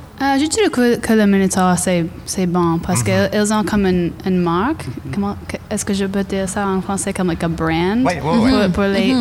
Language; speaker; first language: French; non-native, learner; English